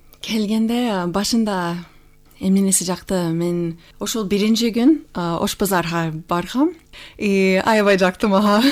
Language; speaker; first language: Kyrgyz; non-native, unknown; English